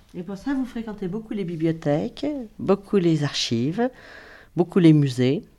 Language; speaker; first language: French; native; French